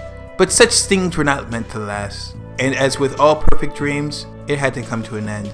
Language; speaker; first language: English; native; English